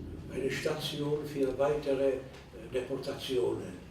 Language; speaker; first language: German; non-native, fluent; Czech